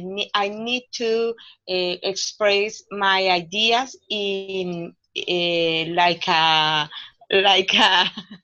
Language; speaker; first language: English; non-native, learner; Spanish